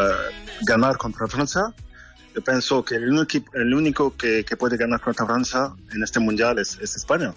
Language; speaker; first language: Spanish; non-native, fluent; French